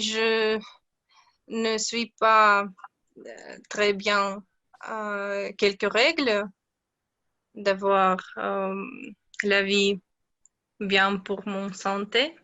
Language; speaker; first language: French; non-native, learner; Russian